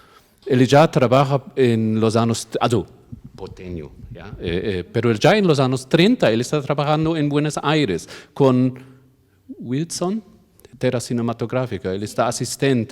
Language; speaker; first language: Spanish; non-native, fluent; German